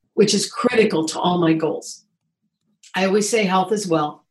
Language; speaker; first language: English; native; English